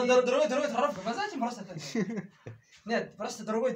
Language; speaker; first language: Russian; non-native, learner; Turkish